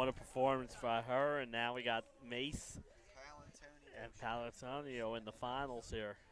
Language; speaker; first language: English; native; English